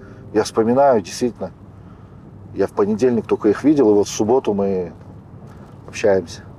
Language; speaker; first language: Russian; native; Russian